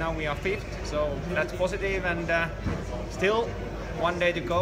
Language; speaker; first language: English; non-native, fluent; Finnish